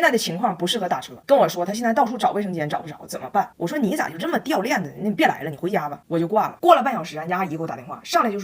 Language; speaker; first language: Chinese; native; Chinese